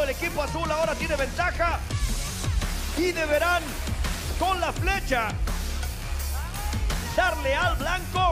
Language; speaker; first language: Spanish; native; Spanish